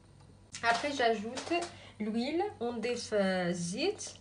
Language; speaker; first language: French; non-native, local second language; Arabic